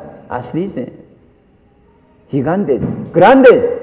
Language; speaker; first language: Spanish; non-native, learner; Korean